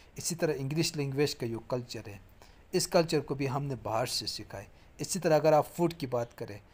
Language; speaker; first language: Urdu; native; Urdu